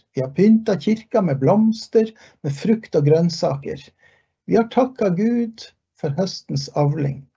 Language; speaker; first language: Norwegian; early bilingual, heritage; Norwegian